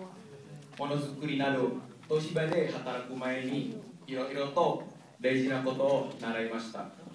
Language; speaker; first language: Japanese; non-native, learner; Indonesian